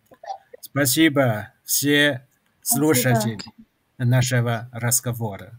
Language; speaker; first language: Russian; non-native, fluent; Chinese